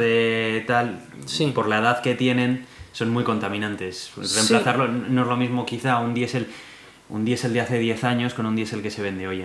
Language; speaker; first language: Spanish; native; Spanish